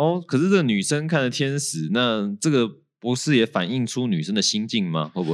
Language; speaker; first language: Chinese; native; Chinese